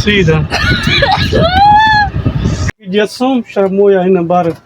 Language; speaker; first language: Arabic; non-native, learner; Urdu